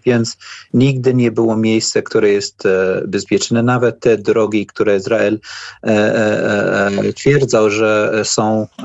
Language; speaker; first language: Polish; non-native, learner; Arabic